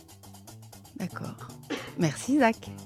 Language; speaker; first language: French; native; French